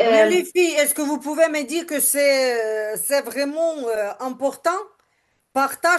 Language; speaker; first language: French; non-native, learner; Ukrainian